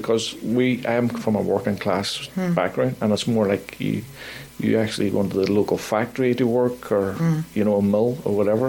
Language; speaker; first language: English; native; English